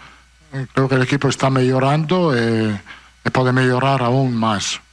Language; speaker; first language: Spanish; non-native, fluent; Italian